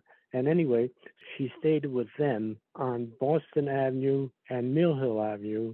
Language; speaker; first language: English; early bilingual, other home language; Slovak